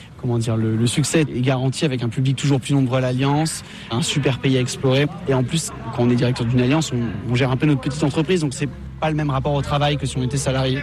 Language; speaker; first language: French; native; French